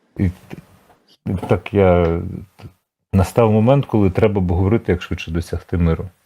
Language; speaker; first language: Ukrainian; native; Ukrainian